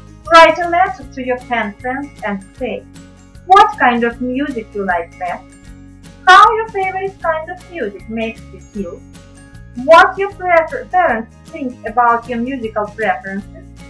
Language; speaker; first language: English; non-native, fluent; Ukrainian